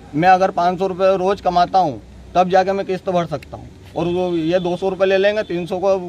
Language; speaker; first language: Hindi; native; Hindi